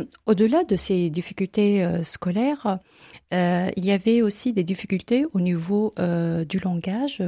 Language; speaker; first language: French; native; French